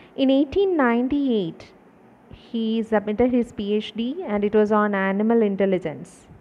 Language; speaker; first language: English; non-native, local second language; Malayalam